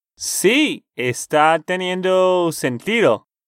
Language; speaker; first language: Spanish; non-native, fluent; English